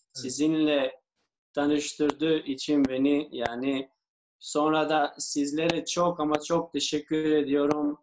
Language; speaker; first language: Turkish; non-native, fluent; Albanian